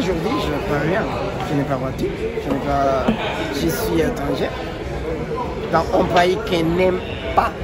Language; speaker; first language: French; non-native, learner; Spanish